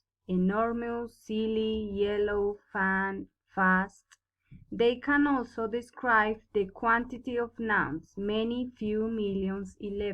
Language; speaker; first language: English; non-native, fluent; Spanish